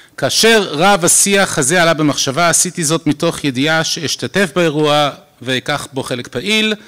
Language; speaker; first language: Hebrew; native; Hebrew